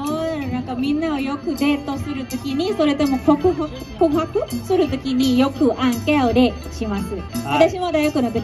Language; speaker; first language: Japanese; non-native, learner; Thai